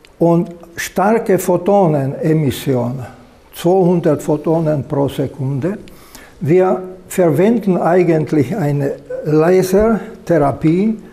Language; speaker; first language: German; non-native, fluent; Slovak